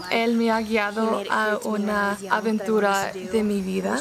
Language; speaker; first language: Spanish; non-native, learner; English